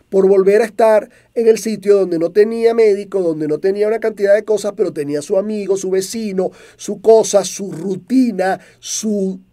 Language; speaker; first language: Spanish; native; Spanish